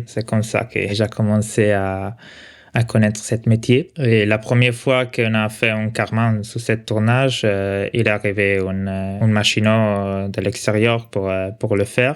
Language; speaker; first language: French; non-native, local second language; Italian